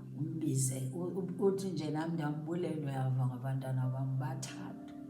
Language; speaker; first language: Xhosa; native; Xhosa